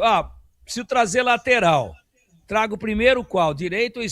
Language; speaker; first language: Portuguese; native; Portuguese